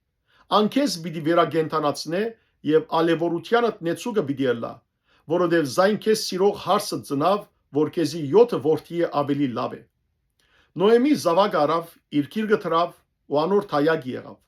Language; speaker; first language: Armenian; native; Armenian